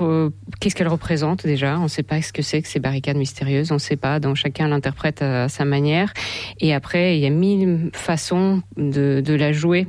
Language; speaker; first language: French; non-native, fluent; Ukrainian